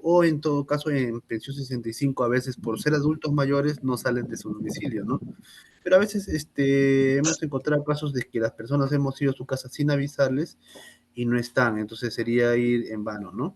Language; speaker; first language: Spanish; native; Spanish